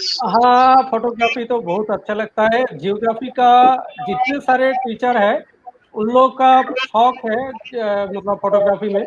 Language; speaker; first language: Hindi; non-native, local second language; Bangla